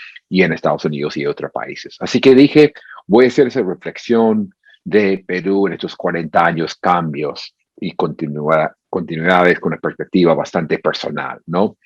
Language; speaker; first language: Spanish; non-native, fluent; English